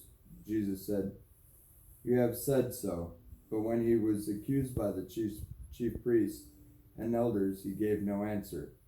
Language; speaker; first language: English; native; English